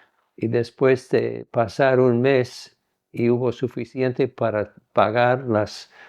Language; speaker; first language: Spanish; non-native, fluent; English